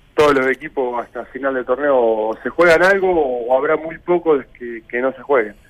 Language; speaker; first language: Spanish; native; Spanish